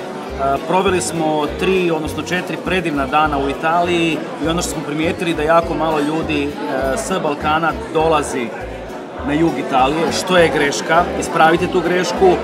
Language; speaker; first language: Croatian; native; Croatian